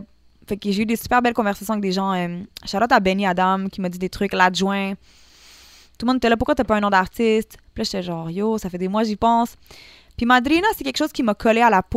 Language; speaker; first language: French; native; French